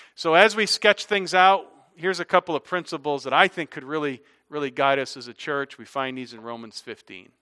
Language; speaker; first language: English; native; English